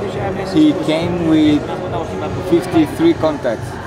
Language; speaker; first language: English; non-native, fluent; Romanian